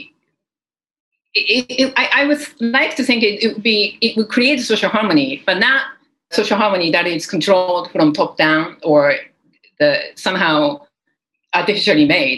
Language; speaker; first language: English; non-native, fluent; Japanese